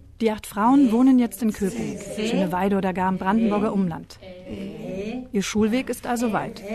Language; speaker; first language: German; native; German